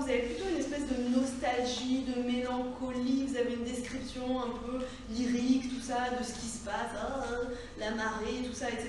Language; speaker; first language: French; native; French